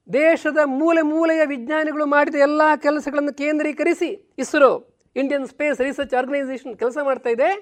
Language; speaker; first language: Kannada; native; Kannada